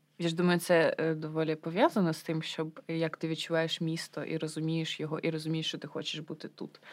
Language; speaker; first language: Ukrainian; native; Ukrainian